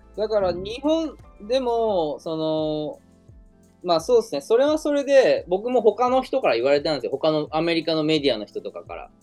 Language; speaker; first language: Japanese; native; Japanese